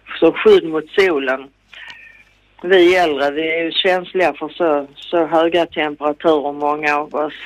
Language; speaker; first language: Swedish; native; Swedish